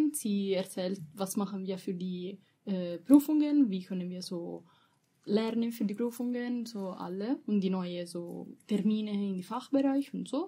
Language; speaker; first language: German; non-native, learner; Italian